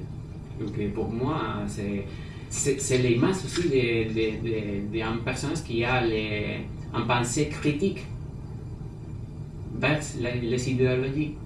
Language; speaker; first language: French; non-native, fluent; Spanish